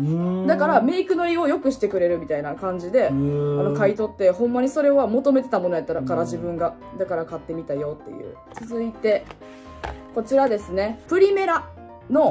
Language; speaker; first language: Japanese; native; Japanese